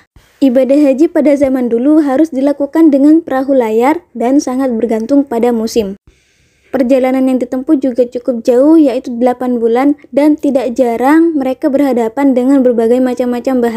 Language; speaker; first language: Indonesian; native; Indonesian